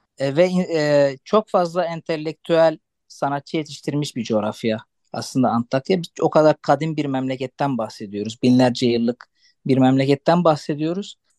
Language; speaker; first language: Turkish; non-native, local second language; Arabic